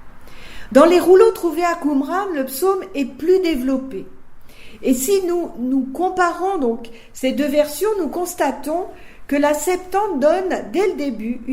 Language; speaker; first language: French; native; French